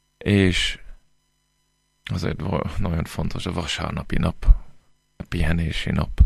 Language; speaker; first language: Hungarian; non-native, fluent; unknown